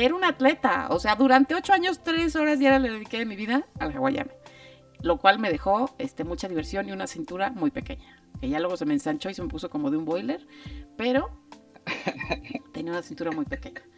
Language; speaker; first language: Spanish; native; Spanish